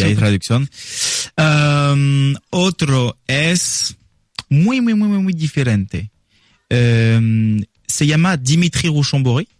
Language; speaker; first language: Spanish; non-native, learner; French